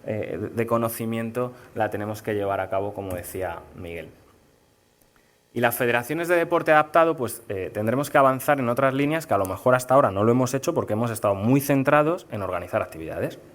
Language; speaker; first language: Spanish; native; Spanish